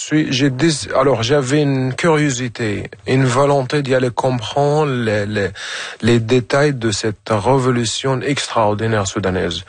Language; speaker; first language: French; non-native, fluent; Arabic